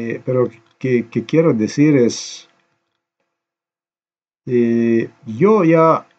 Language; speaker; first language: Spanish; non-native, learner; Slovenian